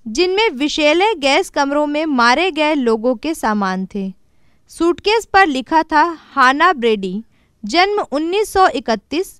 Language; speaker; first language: Hindi; native; Hindi